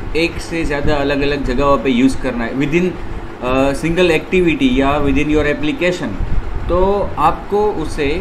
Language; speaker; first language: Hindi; non-native, local second language; Gujarati